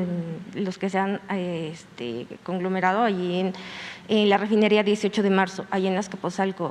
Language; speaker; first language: Spanish; native; Spanish